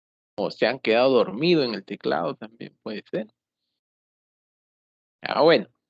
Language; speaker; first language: Spanish; native; Spanish